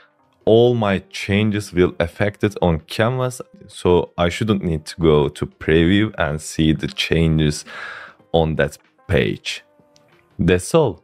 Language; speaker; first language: English; non-native, fluent; Turkish